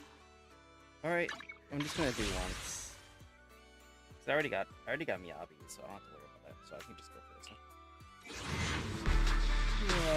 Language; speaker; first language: English; native; English